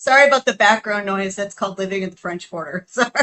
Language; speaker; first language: English; native; English